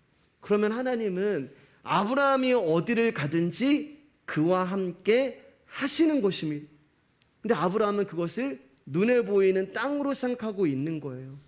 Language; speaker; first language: Korean; native; Korean